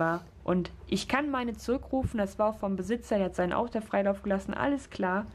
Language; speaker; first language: German; native; German